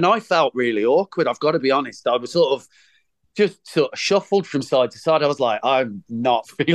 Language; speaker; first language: English; native; English